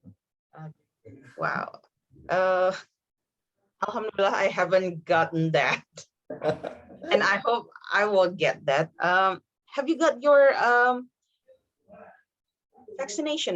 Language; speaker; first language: English; non-native, fluent; Indonesian